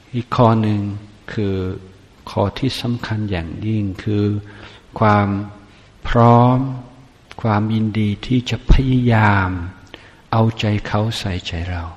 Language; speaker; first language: Thai; non-native, fluent; English